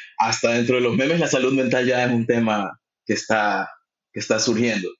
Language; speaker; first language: Spanish; early bilingual, heritage; Spanish